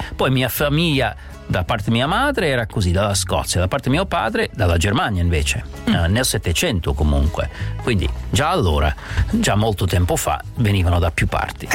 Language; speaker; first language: Italian; non-native, fluent; English